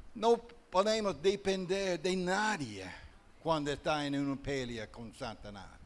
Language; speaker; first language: Spanish; non-native, learner; English